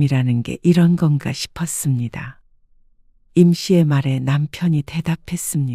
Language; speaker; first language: Korean; native; Korean